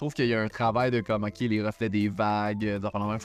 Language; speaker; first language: French; native; French